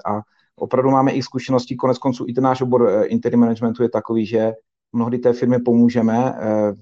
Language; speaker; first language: Czech; native; Czech